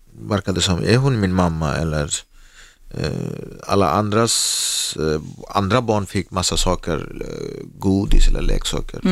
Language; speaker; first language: Swedish; non-native, learner; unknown